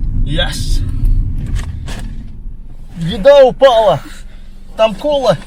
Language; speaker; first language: Russian; non-native, fluent; Turkmen